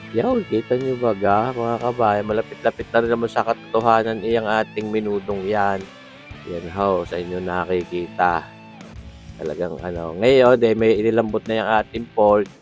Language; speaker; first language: Filipino; native; Filipino